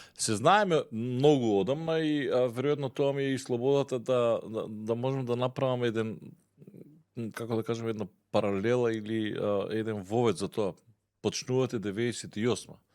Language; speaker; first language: Macedonian; native; Macedonian